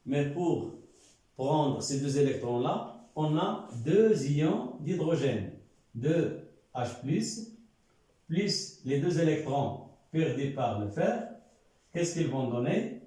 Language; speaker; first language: French; non-native, local second language; Arabic